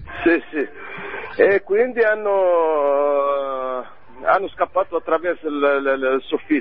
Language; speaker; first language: Italian; non-native, learner; Arabic